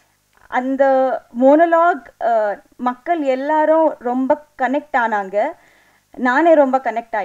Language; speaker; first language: Tamil; non-native, local second language; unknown